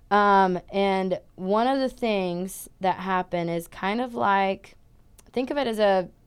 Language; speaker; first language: English; non-native, fluent; Portuguese